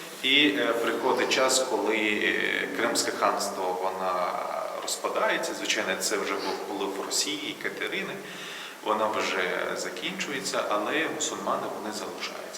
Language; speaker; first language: Ukrainian; non-native, local second language; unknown